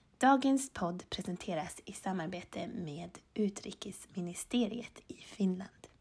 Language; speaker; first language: Swedish; native; Swedish